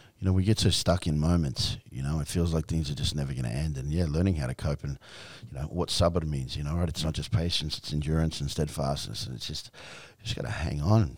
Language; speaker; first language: English; native; English